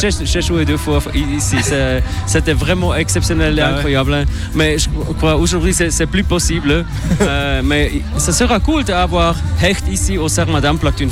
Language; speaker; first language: French; non-native, local second language; German